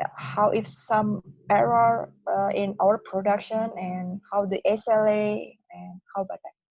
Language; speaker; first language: English; non-native, fluent; Indonesian